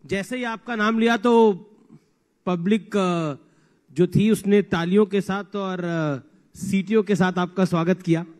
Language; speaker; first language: Hindi; native; Hindi